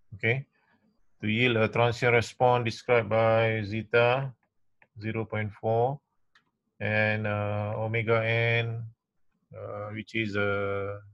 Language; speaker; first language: English; non-native, local second language; Malay